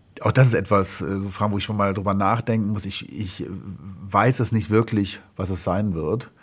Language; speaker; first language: German; native; German